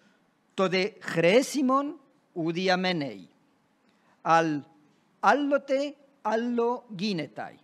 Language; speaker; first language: Greek; non-native, fluent; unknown